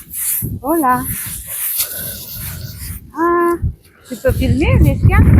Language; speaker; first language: French; non-native, fluent; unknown